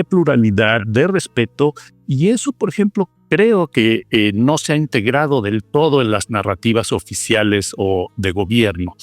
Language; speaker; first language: Spanish; native; Spanish